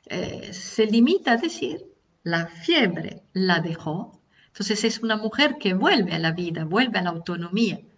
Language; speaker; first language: Spanish; non-native, fluent; Italian